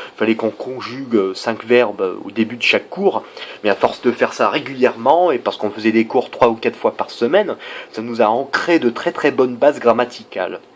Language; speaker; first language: French; non-native, fluent; English